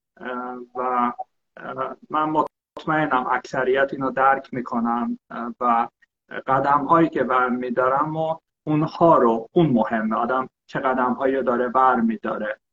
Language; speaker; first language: Persian; early bilingual, heritage; Persian